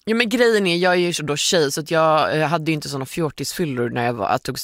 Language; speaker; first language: Swedish; native; Swedish